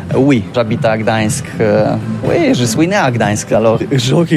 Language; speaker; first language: French; non-native, learner; Polish